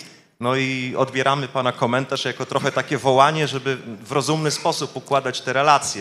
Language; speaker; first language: Polish; native; Polish